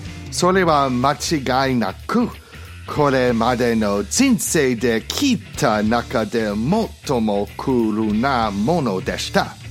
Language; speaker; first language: Japanese; non-native, learner; English